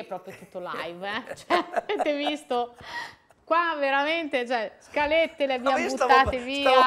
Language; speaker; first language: Italian; native; Italian